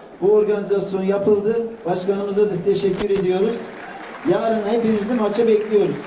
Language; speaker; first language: Turkish; native; Turkish